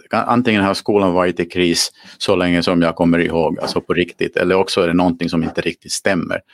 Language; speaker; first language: Swedish; native; Swedish